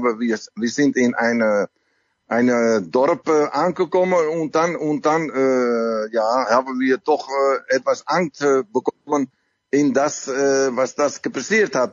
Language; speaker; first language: German; non-native, learner; Dutch